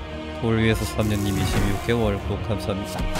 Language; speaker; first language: Korean; native; Korean